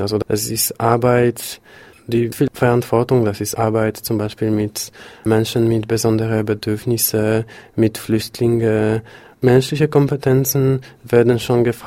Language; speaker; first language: German; non-native, fluent; Polish